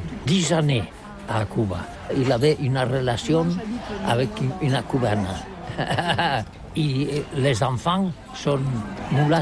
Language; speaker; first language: French; non-native, learner; Catalan